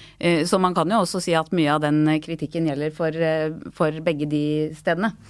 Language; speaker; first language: Norwegian; native; Norwegian